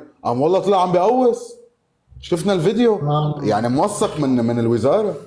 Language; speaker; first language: Arabic; native; Arabic